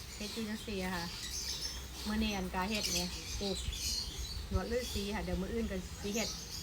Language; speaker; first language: Thai; non-native, local second language; Northeastern Thai